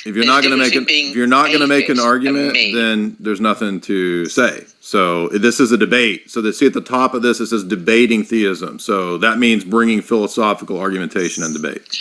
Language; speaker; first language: English; native; English